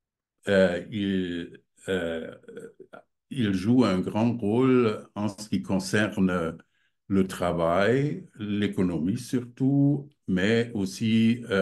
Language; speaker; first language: French; non-native, fluent; German